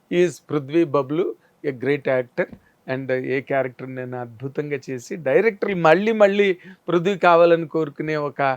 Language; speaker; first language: Telugu; native; Telugu